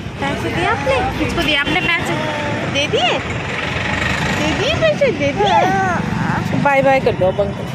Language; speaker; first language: Hindi; native; Hindi